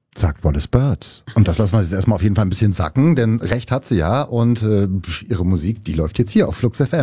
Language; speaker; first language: German; native; German